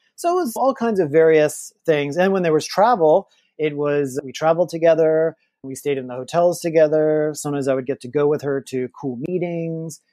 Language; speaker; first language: English; native; English